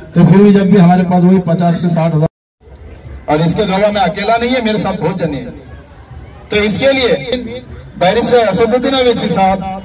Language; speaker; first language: Hindi; native; Hindi